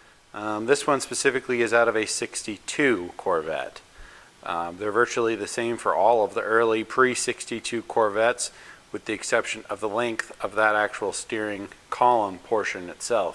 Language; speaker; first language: English; native; English